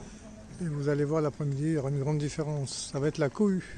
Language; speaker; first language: French; native; French